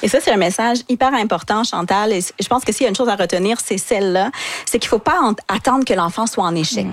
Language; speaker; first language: French; native; French